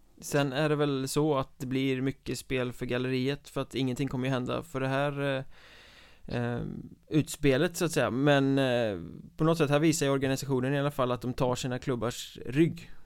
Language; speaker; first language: Swedish; native; Swedish